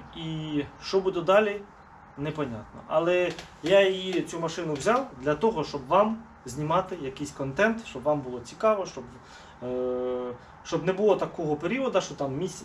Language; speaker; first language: Ukrainian; non-native, local second language; Russian